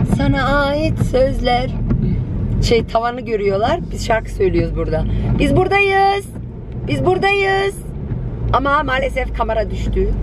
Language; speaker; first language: Turkish; early bilingual, heritage; Turkish